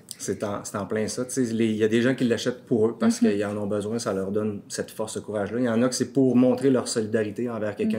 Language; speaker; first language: French; native; French